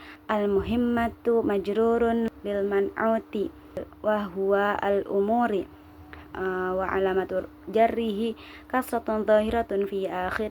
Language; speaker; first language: Arabic; non-native, learner; Indonesian